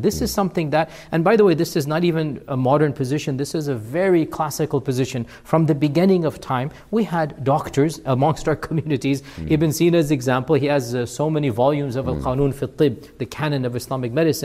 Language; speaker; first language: English; early bilingual, other home language; Urdu